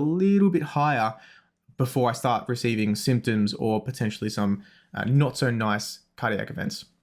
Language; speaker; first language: English; native; English